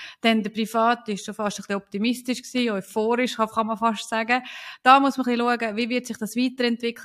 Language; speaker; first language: German; native; German